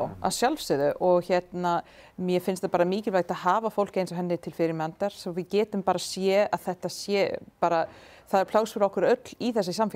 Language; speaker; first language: Icelandic; non-native, fluent; English